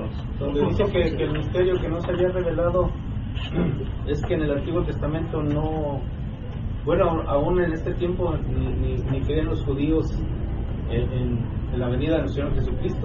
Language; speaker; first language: Spanish; native; Spanish